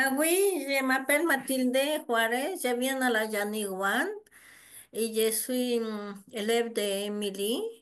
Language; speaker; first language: French; non-native, learner; Spanish